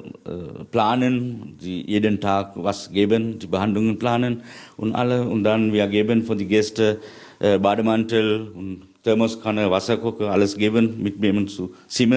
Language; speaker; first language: German; non-native, learner; Sinhala